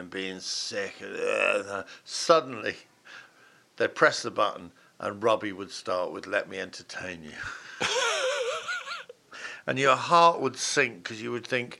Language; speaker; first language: English; native; English